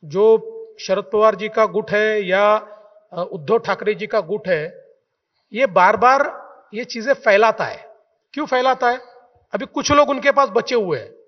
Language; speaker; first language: Hindi; non-native, local second language; Marathi